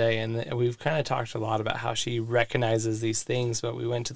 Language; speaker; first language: English; native; English